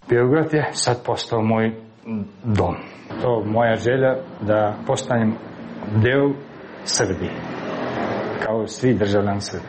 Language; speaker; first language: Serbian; non-native, learner; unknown